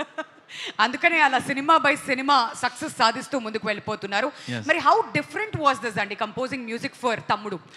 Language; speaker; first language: Telugu; native; Telugu